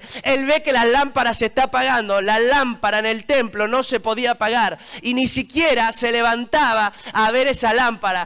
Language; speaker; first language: Spanish; native; Spanish